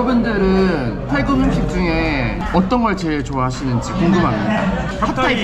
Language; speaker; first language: Korean; native; Korean